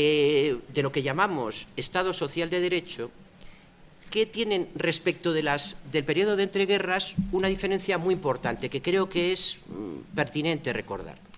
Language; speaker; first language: Spanish; native; Spanish